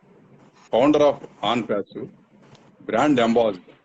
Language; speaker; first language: Hindi; non-native, local second language; Telugu